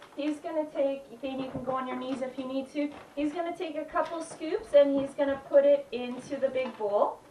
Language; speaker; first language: English; native; English